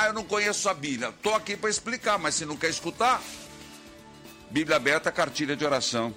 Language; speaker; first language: Portuguese; native; Portuguese